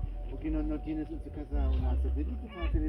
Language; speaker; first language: Spanish; non-native, learner; German